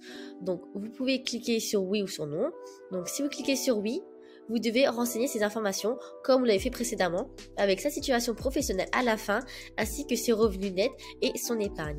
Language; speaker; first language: French; native; French